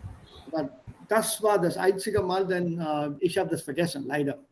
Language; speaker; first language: German; non-native, fluent; Hindi